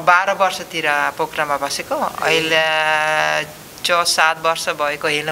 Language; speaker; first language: Nepali; non-native, learner; Dutch